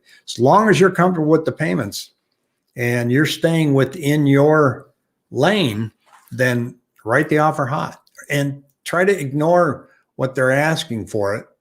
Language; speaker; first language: English; native; English